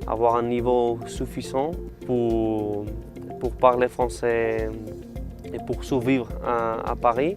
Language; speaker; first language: French; non-native, learner; Spanish